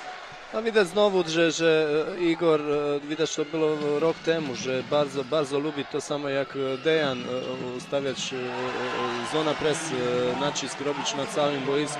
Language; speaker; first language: Polish; non-native, fluent; Bosnian